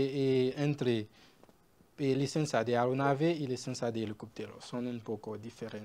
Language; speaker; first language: Spanish; non-native, learner; Haitian Creole